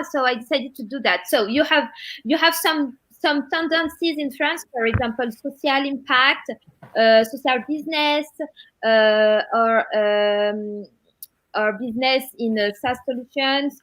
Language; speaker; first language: English; non-native, learner; French